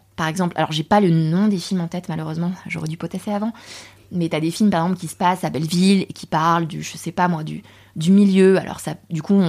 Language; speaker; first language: French; native; French